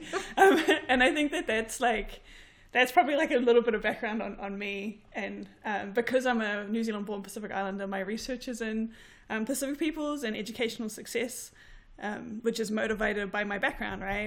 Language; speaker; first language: English; native; English